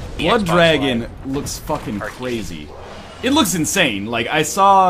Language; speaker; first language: English; native; English